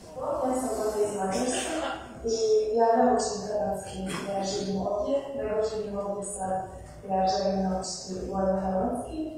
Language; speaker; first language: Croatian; non-native, learner; Hungarian